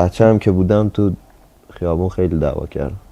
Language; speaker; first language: Persian; native; Persian